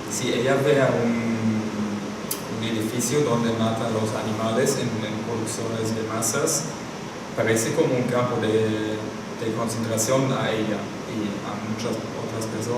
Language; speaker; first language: Spanish; non-native, fluent; German